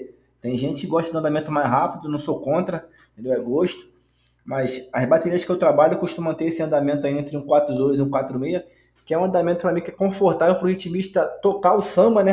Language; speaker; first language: Portuguese; native; Portuguese